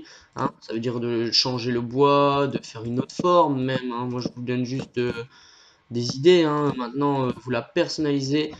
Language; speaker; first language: French; native; French